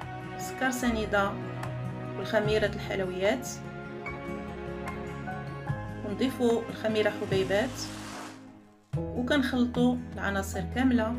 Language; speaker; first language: Arabic; native; Arabic